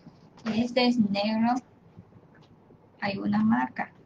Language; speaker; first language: Spanish; non-native, fluent; Chinese